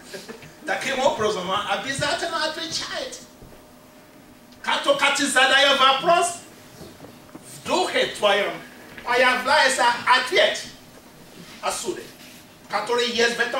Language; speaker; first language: Russian; non-native, fluent; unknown